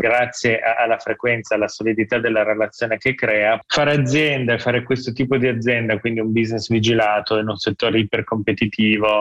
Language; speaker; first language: Italian; native; Italian